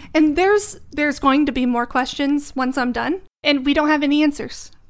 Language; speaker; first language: English; native; English